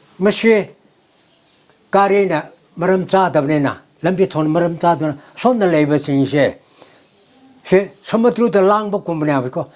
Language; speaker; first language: Manipuri; non-native, local second language; Tangkhul Naga (India)